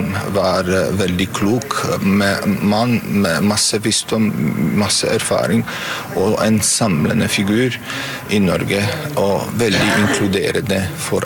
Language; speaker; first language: Norwegian; non-native, fluent; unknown